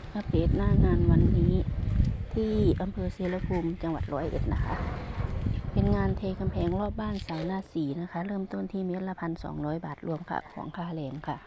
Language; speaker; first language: Thai; native; Thai